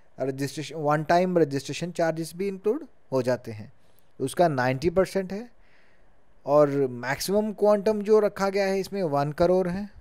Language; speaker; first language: Hindi; native; Hindi